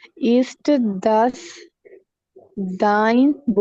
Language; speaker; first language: German; non-native, learner; Hindi